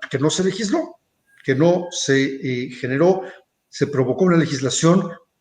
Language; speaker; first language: Spanish; native; Spanish